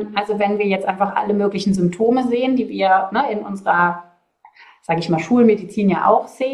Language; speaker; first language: German; native; German